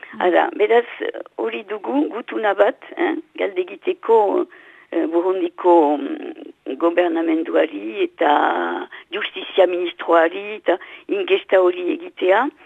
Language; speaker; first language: Basque; native; Basque